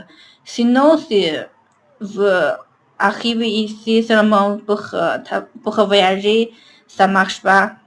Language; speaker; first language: French; non-native, learner; Chinese